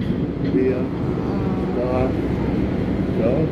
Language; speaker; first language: German; non-native, learner; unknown